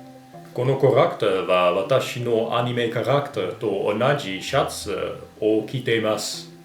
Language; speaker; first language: Japanese; non-native, fluent; Dutch